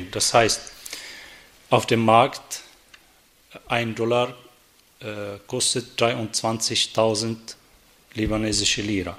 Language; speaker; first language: German; non-native, fluent; Arabic